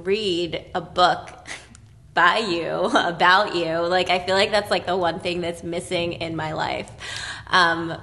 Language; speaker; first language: English; non-native, local second language; Filipino